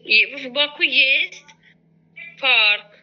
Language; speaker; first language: Russian; non-native, learner; Azerbaijani